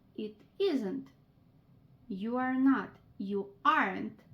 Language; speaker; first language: English; non-native, fluent; Ukrainian